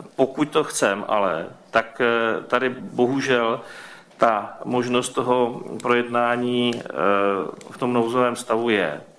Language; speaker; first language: Czech; native; Czech